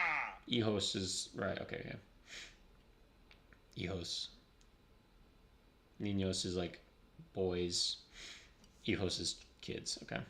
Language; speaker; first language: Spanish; non-native, learner; English